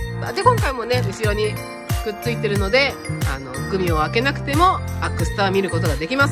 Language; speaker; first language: Japanese; native; Japanese